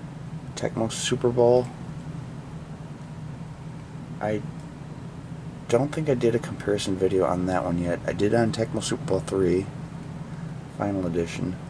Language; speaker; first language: English; native; English